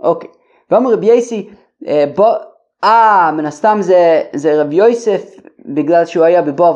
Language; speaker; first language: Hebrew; non-native, fluent; English